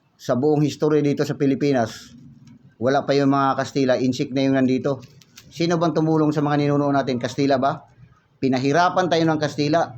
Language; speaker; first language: Filipino; native; Filipino